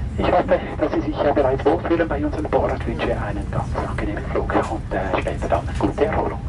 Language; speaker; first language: German; native; German